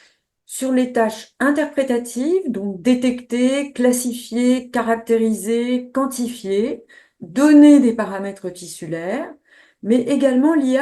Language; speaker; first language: French; native; French